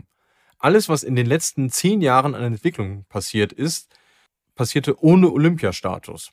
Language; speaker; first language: German; native; German